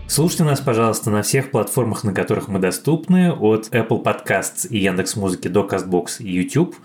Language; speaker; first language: Russian; native; Russian